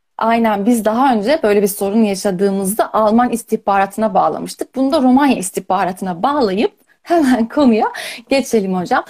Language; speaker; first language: Turkish; native; Turkish